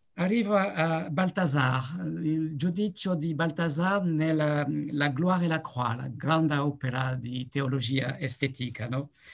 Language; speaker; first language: Italian; non-native, learner; French